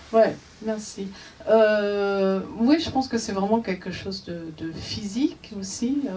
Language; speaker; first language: French; non-native, fluent; Japanese